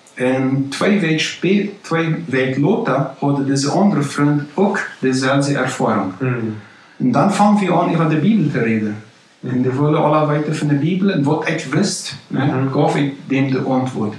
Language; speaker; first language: German; non-native, learner; Plautdietsch